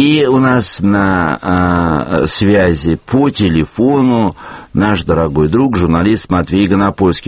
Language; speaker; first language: Russian; native; Russian